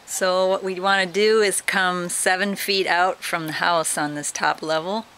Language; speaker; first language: English; native; English